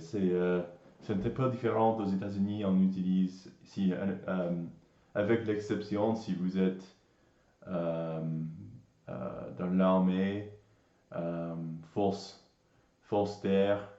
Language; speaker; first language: French; non-native, learner; English